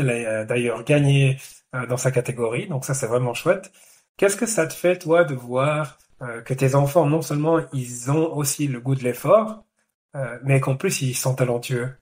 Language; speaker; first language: French; native; French